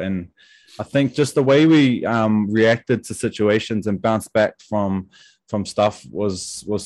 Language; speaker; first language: English; native; English